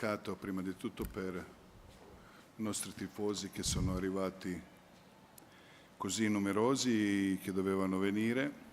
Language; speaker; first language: Italian; non-native, fluent; Croatian